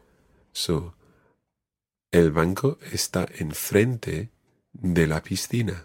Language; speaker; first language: Spanish; non-native, fluent; English